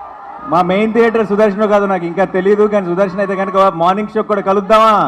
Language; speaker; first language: Telugu; native; Telugu